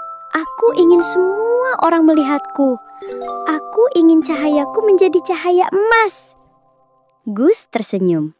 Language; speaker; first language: Indonesian; native; Indonesian